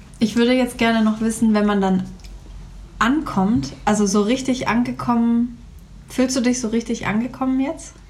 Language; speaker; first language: German; native; German